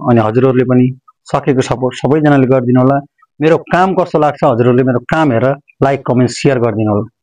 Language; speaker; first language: Nepali; native; Nepali